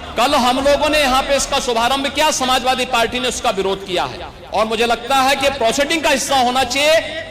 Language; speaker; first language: Hindi; native; Hindi